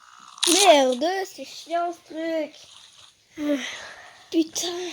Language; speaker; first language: French; native; French